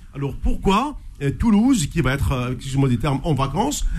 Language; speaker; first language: French; non-native, local second language; Arabic